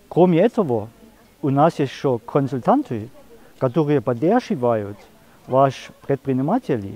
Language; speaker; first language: Russian; non-native, fluent; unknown